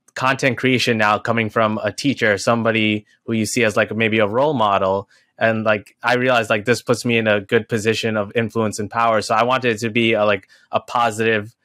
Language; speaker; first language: English; native; English